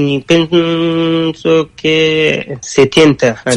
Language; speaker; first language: Spanish; non-native, learner; Persian